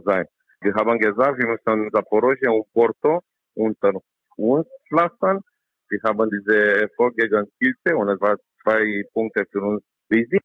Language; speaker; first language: German; non-native, learner; Romanian